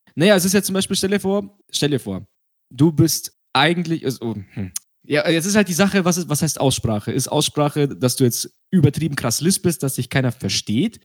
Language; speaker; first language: German; early bilingual, other home language; Russian